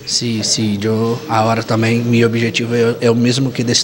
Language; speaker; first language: Spanish; non-native, learner; Portuguese